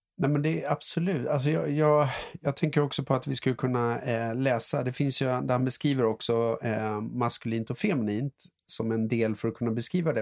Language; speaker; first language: Swedish; native; Swedish